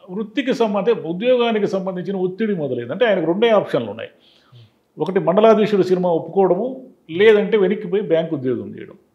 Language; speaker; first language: Telugu; native; Telugu